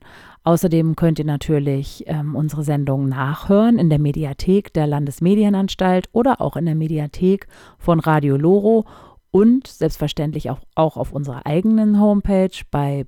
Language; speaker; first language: German; native; German